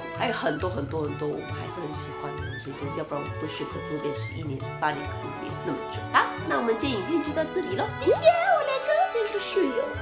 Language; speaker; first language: Chinese; native; Chinese